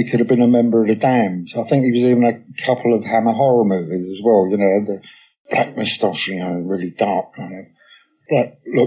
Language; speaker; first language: English; native; English